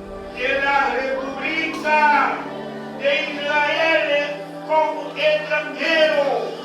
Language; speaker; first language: Spanish; non-native, learner; Haitian Creole